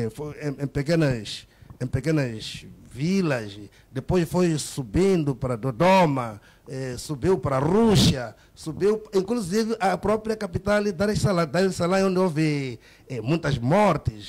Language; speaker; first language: Portuguese; native; Portuguese